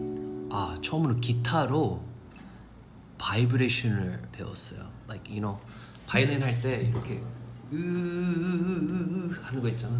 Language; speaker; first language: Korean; non-native, fluent; English